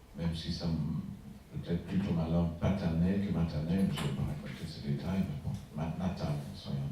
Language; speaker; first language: French; non-native, fluent; German